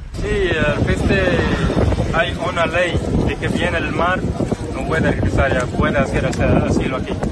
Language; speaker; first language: Spanish; non-native, learner; Arabic